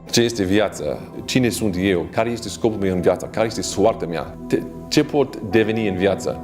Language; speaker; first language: Romanian; non-native, fluent; English